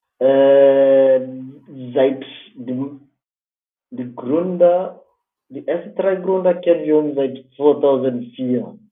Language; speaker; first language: German; non-native, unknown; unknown